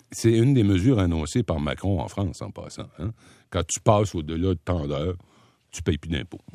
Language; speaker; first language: French; native; French